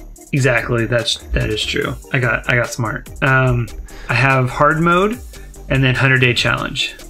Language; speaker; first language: English; native; English